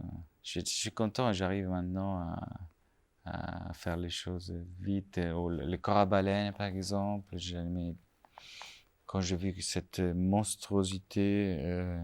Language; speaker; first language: French; non-native, fluent; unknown